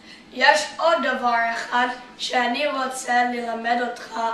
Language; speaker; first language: Hebrew; non-native, learner; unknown